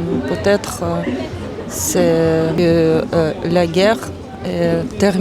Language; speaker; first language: French; non-native, learner; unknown